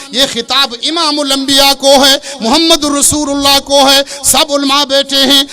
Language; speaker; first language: Urdu; non-native, local second language; Baluchi